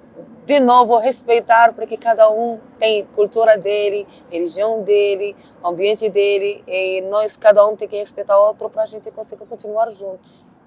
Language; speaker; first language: Portuguese; non-native, learner; Arabic